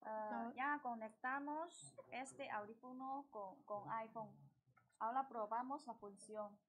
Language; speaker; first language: Spanish; non-native, learner; Chinese